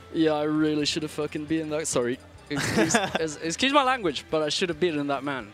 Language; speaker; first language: English; native; English